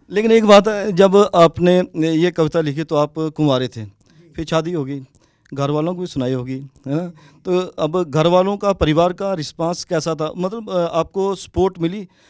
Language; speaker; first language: Hindi; non-native, local second language; Dogri